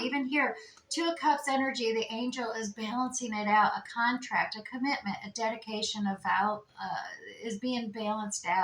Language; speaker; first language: English; native; English